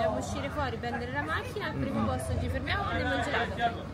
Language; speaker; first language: Italian; native; Italian